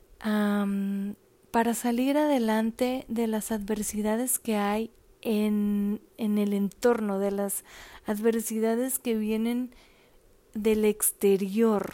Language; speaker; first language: Spanish; native; Spanish